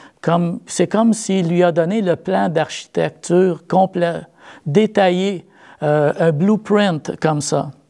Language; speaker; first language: French; native; French